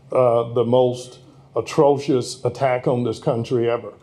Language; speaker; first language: English; native; English